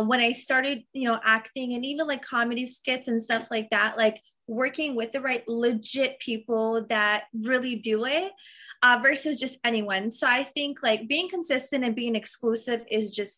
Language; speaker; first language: English; non-native, fluent; Serbian